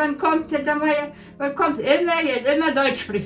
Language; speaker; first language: German; native; German